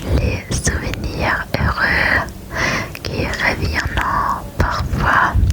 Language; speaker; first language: French; non-native, learner; German